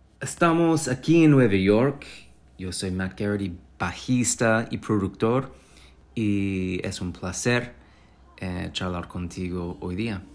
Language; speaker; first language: Spanish; non-native, fluent; English